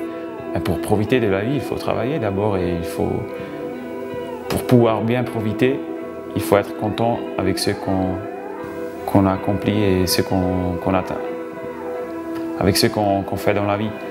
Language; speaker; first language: French; non-native, local second language; German